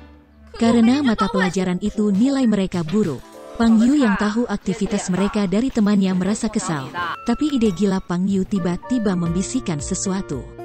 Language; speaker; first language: Indonesian; native; Indonesian